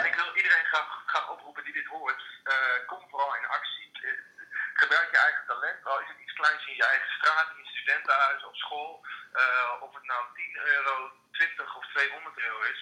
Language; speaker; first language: Dutch; native; Dutch